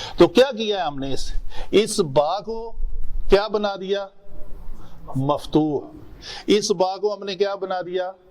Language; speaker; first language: Urdu; non-native, local second language; Punjabi